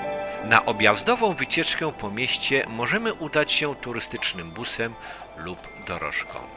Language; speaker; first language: Polish; native; Polish